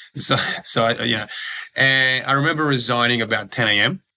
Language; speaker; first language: English; early bilingual, other home language; Croatian